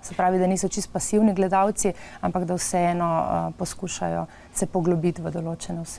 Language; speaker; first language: Slovenian; native; Slovenian